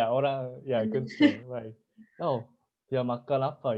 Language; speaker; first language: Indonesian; non-native, learner; Korean